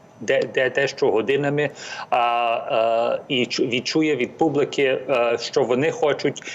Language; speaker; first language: Ukrainian; early bilingual, heritage; English